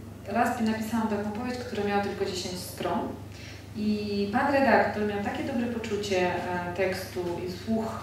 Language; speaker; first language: Polish; non-native, fluent; Georgian